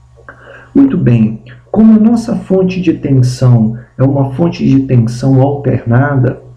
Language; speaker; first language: Portuguese; native; Portuguese